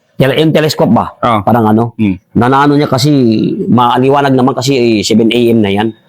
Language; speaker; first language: Filipino; non-native, local second language; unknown